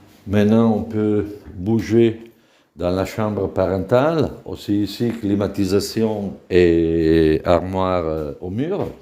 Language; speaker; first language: French; non-native, fluent; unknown